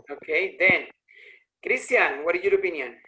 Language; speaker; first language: English; non-native, learner; Spanish